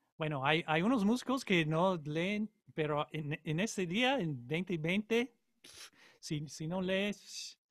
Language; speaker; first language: Spanish; non-native, learner; English